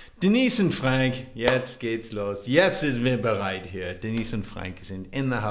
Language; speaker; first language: German; non-native, learner; English